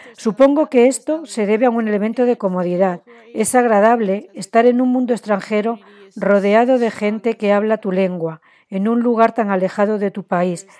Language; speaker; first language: Spanish; non-native, fluent; Chinese